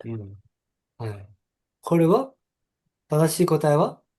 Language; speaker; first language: Japanese; non-native, fluent; Nepali